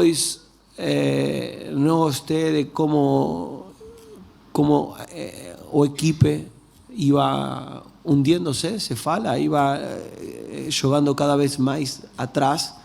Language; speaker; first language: Portuguese; non-native, learner; Spanish